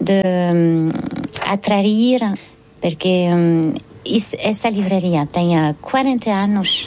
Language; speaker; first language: Portuguese; early bilingual, heritage; French